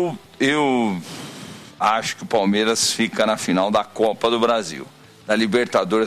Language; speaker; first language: Portuguese; native; Portuguese